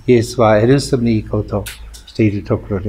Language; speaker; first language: Japanese; non-native, fluent; English